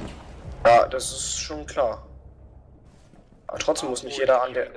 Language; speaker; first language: German; native; German